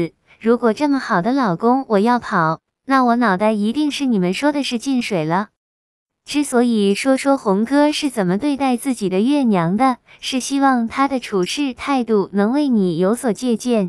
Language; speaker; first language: Chinese; non-native, fluent; Vietnamese